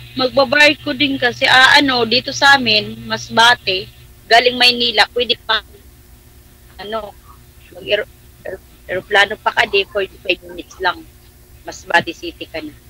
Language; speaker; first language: Filipino; native; Filipino